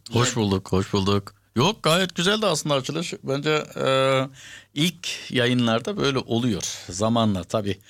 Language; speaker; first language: Turkish; early bilingual, heritage; Turkish